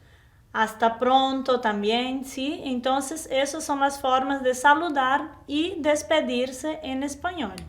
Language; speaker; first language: Spanish; non-native, fluent; Portuguese